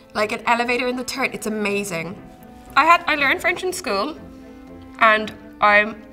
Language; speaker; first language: English; native; English